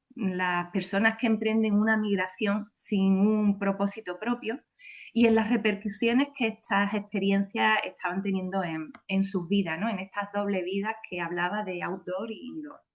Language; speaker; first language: Spanish; native; Spanish